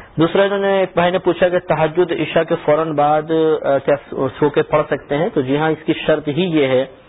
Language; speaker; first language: Urdu; native; Urdu